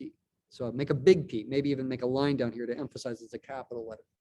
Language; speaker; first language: English; native; English